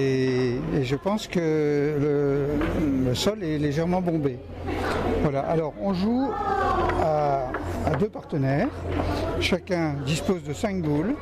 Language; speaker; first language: French; native; French